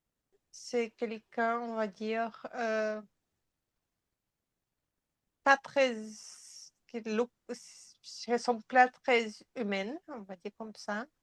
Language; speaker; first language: French; non-native, fluent; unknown